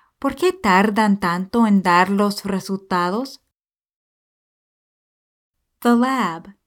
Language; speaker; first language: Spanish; non-native, fluent; English